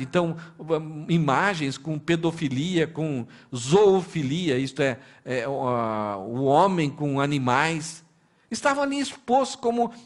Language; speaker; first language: Portuguese; native; Portuguese